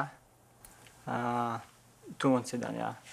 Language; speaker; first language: Norwegian; non-native, learner; Persian